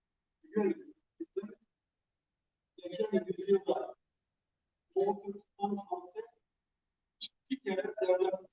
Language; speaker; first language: Turkish; non-native, fluent; Uyghur